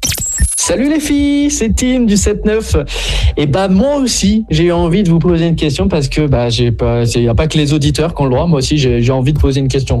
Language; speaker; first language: French; native; French